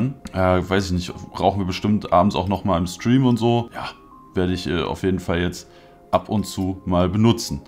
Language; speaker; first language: German; native; German